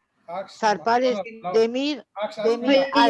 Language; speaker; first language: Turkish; non-native, learner; Spanish